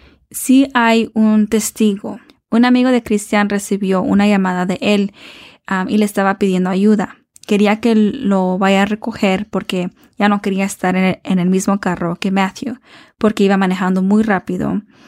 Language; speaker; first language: Spanish; early bilingual, heritage; Spanish